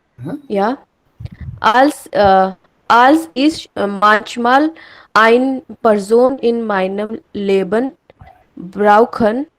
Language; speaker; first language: German; non-native, learner; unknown